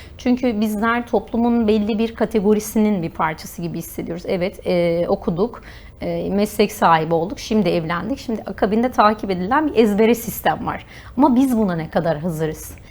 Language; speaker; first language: Turkish; native; Turkish